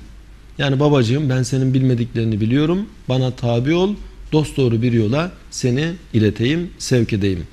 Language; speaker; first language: Turkish; native; Turkish